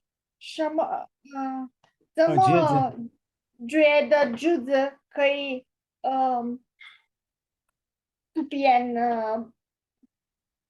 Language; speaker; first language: Chinese; non-native, learner; Romanian